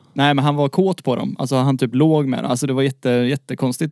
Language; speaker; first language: Swedish; native; Swedish